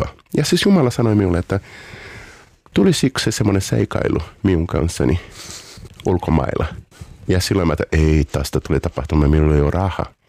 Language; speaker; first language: Finnish; non-native, learner; Portuguese